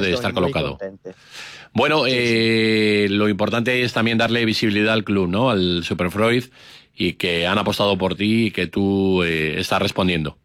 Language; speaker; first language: Spanish; native; Spanish